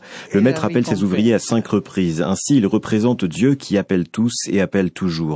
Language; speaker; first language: French; native; French